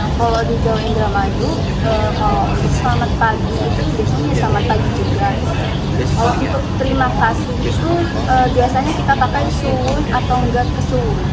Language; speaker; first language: Indonesian; non-native, local second language; Javanese